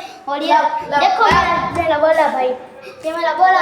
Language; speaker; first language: Hindi; non-native, local second language; Gujarati